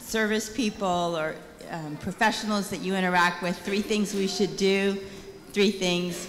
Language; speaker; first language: English; non-native, fluent; Chinese